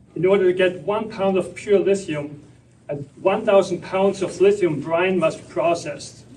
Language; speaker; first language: English; non-native, fluent; German